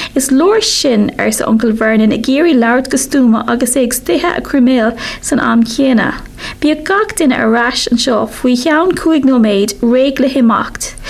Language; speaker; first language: Irish; non-native, local second language; English